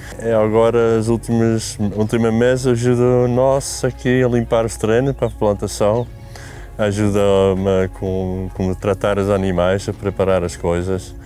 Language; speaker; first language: Portuguese; non-native, fluent; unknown